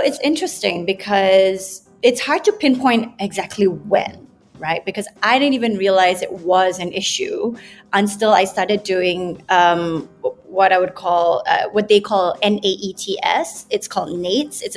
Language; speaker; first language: English; non-native, local second language; Malay